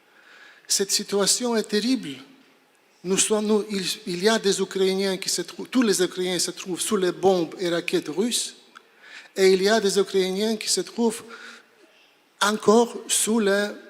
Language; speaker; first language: French; non-native, fluent; Polish